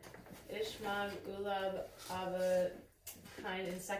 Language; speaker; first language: German; non-native, learner; English